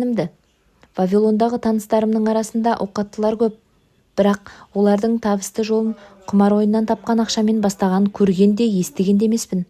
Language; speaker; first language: Kazakh; native; Kazakh